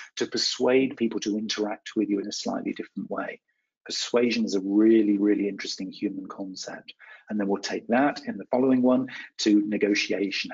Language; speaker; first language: English; native; English